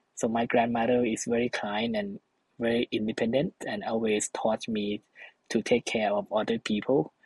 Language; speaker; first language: English; non-native, fluent; Thai